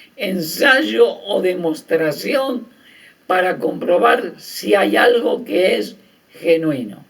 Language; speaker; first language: Spanish; native; Spanish